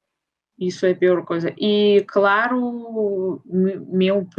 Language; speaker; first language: Portuguese; non-native, fluent; Russian